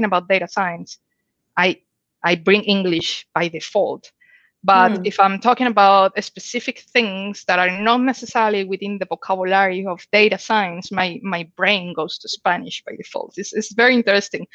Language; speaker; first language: English; non-native, fluent; Spanish